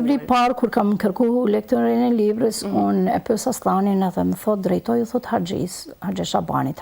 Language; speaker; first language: Albanian; native; Albanian